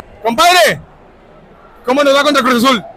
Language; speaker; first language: Spanish; native; Spanish